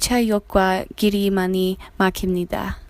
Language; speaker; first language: Korean; non-native, learner; English